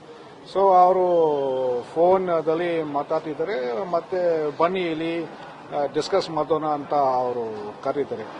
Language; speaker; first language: Kannada; non-native, fluent; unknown